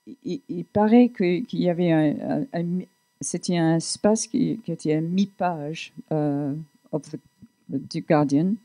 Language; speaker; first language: French; non-native, fluent; English